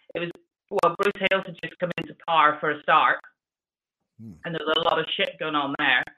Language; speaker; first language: English; native; English